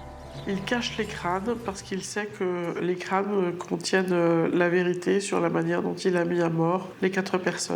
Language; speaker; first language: French; native; French